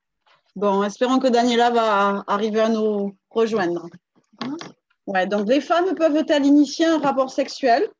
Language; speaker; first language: French; native; French